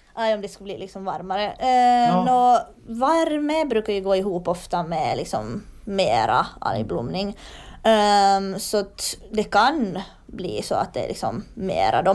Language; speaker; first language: Swedish; native; Swedish